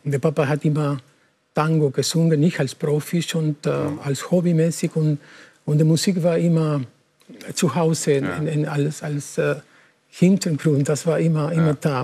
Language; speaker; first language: German; non-native, learner; Spanish